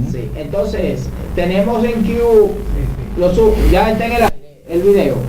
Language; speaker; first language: Spanish; native; Spanish